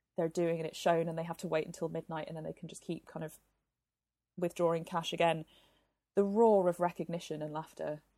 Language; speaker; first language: English; native; English